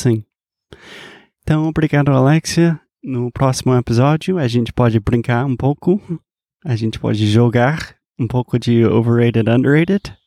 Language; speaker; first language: Portuguese; non-native, fluent; English